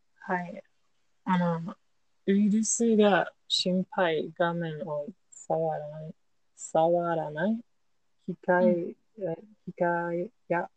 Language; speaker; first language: Japanese; non-native, learner; English